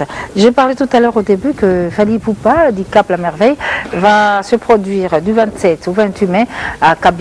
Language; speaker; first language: French; non-native, local second language; Lingala